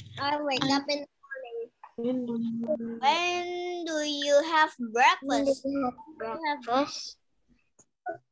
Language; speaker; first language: English; non-native, local second language; Indonesian